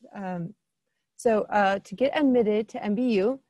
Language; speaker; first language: English; native; English